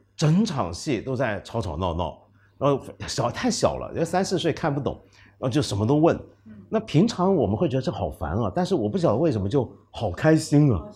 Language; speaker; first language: Chinese; non-native, local second language; Cantonese